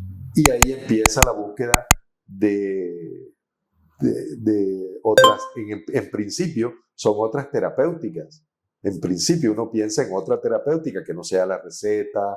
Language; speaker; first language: Spanish; native; Spanish